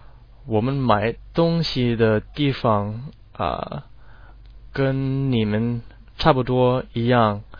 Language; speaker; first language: Chinese; non-native, learner; English